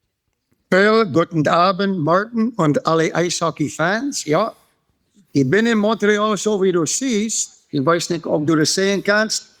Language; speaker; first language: German; non-native, fluent; English